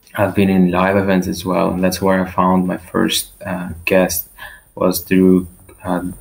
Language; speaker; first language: English; non-native, fluent; Albanian